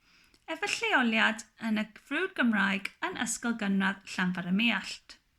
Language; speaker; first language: Welsh; non-native, local second language; English